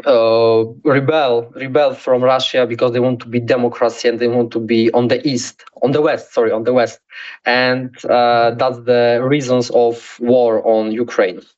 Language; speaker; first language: English; non-native, learner; Polish